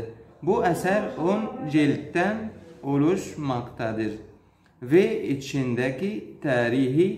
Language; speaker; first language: Turkish; non-native, learner; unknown